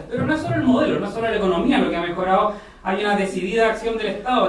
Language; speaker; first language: Spanish; native; Spanish